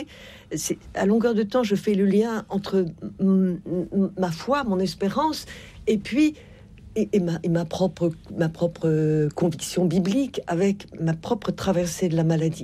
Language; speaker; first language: French; native; French